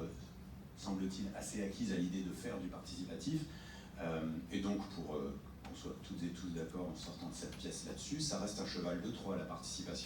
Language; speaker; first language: French; native; French